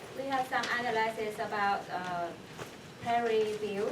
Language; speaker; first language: English; non-native, fluent; Vietnamese